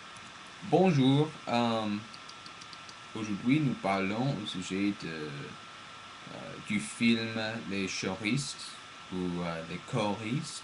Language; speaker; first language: French; non-native, learner; English